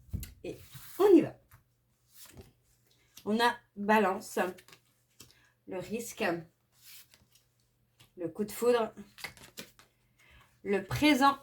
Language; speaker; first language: French; native; French